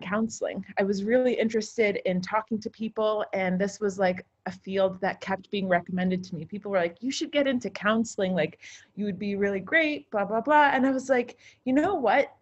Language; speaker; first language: English; native; English